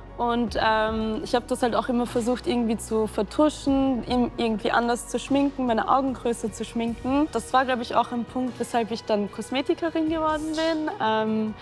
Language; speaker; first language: German; native; German